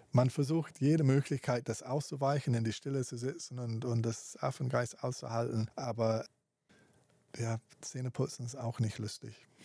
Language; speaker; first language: German; non-native, fluent; English